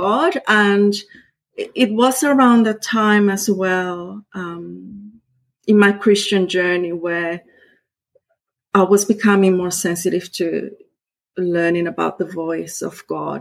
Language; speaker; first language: English; non-native, fluent; Spanish